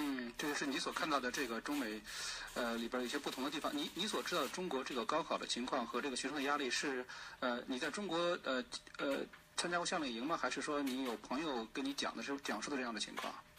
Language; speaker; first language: Chinese; native; Chinese